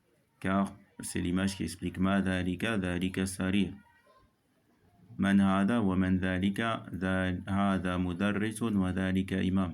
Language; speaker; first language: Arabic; non-native, fluent; French